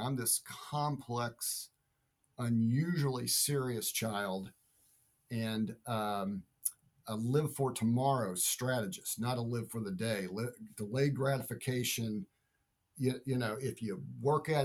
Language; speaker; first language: English; native; English